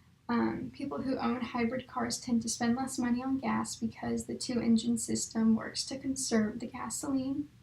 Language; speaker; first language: English; native; English